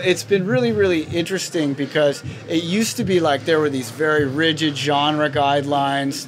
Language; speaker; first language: English; native; English